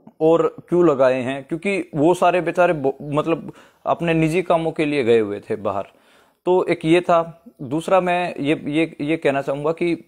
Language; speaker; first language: Hindi; native; Hindi